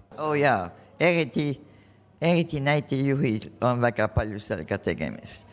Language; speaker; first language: Estonian; early bilingual, heritage; Estonian